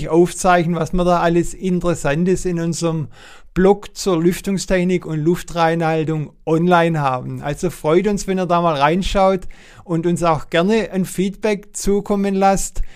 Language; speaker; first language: German; native; German